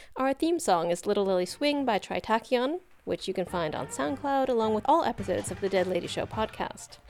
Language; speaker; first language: English; native; English